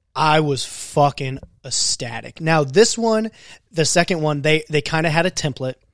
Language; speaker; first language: English; native; English